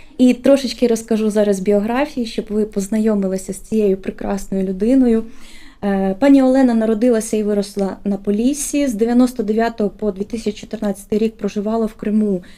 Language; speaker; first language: Ukrainian; native; Ukrainian